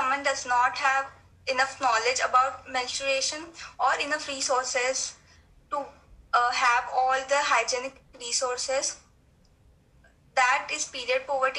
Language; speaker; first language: English; non-native, local second language; Hindi